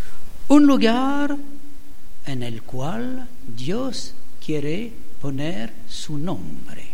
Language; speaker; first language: Spanish; non-native, learner; French